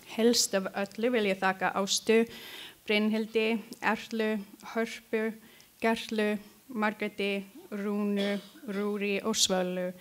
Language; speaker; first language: Icelandic; non-native, learner; English